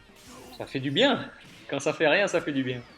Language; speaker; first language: French; native; French